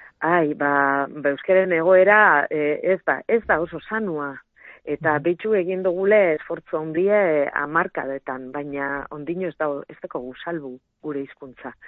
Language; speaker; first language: Basque; non-native, local second language; Spanish